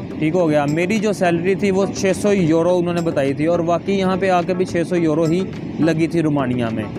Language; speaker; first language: Urdu; non-native, local second language; Punjabi